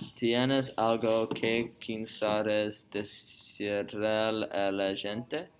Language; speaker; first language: Spanish; non-native, learner; English